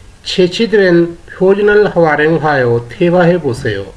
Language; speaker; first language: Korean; non-native, learner; Urdu